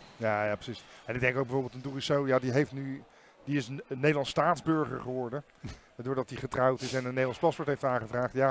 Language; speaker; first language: Dutch; native; Dutch